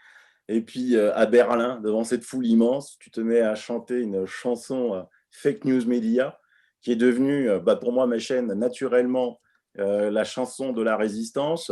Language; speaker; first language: French; native; French